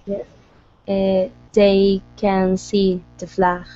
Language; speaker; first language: English; non-native, learner; Spanish